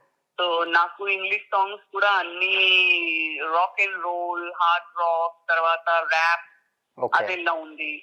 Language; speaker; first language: Telugu; non-native, learner; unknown